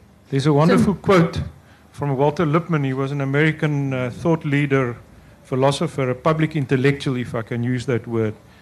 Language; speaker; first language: English; non-native, local second language; Afrikaans